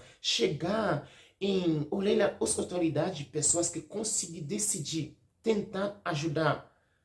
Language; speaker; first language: Portuguese; non-native, learner; Haitian Creole